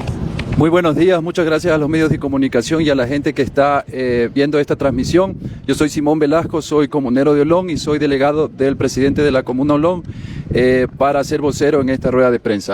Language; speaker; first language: Spanish; native; Spanish